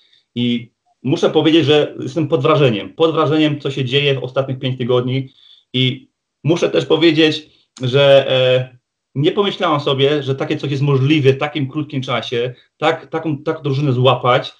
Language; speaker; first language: Polish; early bilingual, heritage; Polish